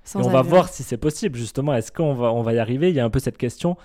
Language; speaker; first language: French; native; French